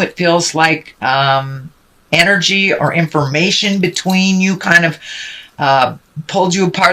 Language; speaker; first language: English; native; English